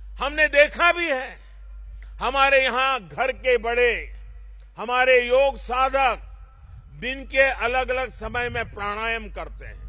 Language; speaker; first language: Hindi; non-native, local second language; Gujarati